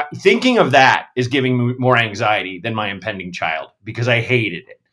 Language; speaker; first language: English; native; English